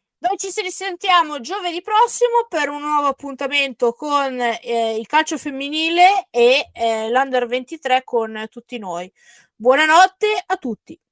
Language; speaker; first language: Italian; native; Italian